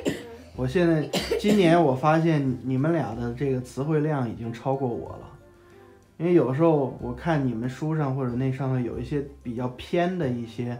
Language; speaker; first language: Chinese; native; Chinese